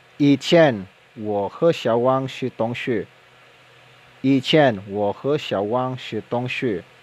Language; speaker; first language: Chinese; non-native, learner; Filipino